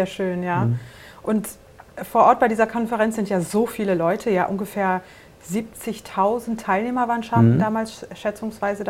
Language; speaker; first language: German; native; German